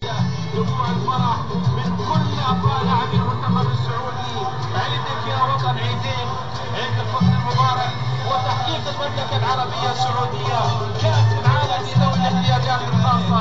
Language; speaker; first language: Arabic; native; Arabic